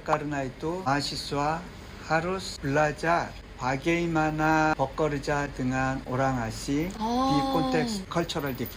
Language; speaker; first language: Indonesian; non-native, learner; Korean